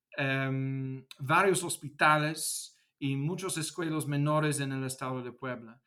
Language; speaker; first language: Spanish; non-native, fluent; English